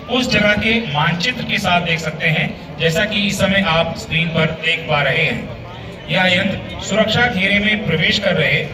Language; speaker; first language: Hindi; native; Hindi